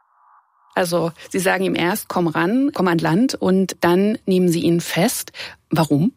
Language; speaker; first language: German; native; German